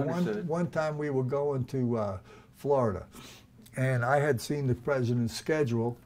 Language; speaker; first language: English; native; English